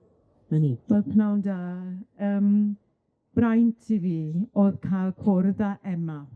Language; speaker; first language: Welsh; native; Welsh